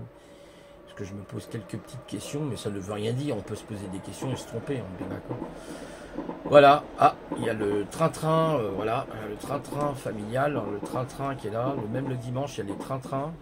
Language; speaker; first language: French; native; French